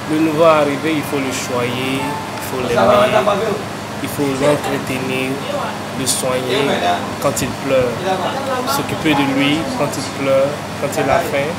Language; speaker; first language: French; non-native, fluent; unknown